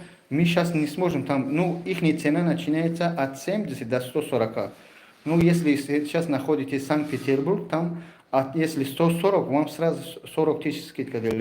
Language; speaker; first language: Russian; non-native, learner; Tajik